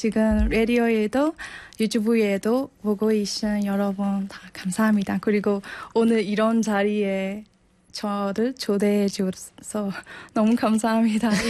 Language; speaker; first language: Korean; non-native, learner; Burmese